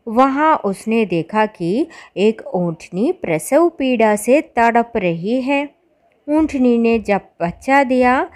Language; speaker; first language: Hindi; non-native, local second language; Malayalam